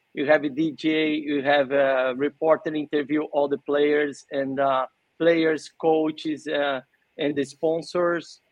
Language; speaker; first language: English; non-native, fluent; Portuguese